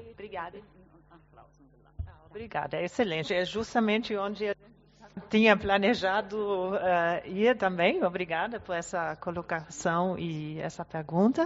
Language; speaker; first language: Portuguese; non-native, fluent; German